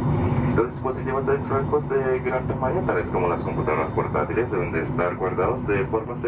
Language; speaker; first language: Spanish; native; Spanish